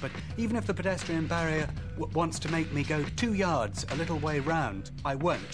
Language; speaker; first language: English; native; English